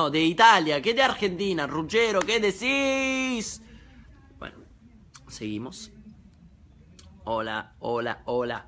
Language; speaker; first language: Spanish; non-native, fluent; Italian